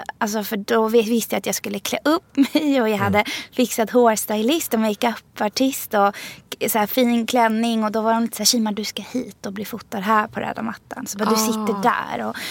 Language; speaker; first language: Swedish; early bilingual, other home language; Persian